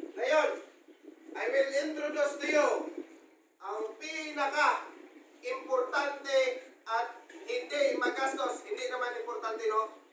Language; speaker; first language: Filipino; non-native, local second language; Cebuano